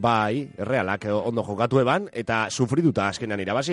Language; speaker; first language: Basque; native; Basque